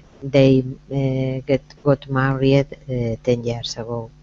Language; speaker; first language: English; non-native, learner; Spanish